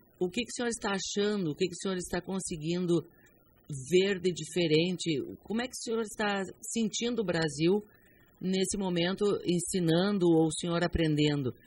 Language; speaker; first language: Portuguese; native; Portuguese